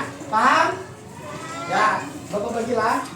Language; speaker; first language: Indonesian; native; Indonesian